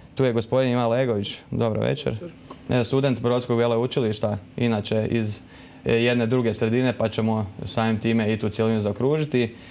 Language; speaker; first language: Croatian; native; Croatian